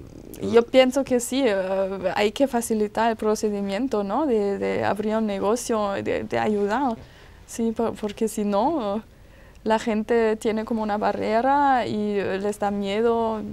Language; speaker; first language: Spanish; non-native, fluent; German